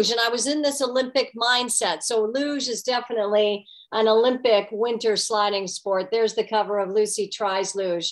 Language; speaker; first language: English; native; English